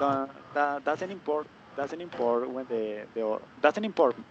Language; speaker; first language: English; non-native, learner; Spanish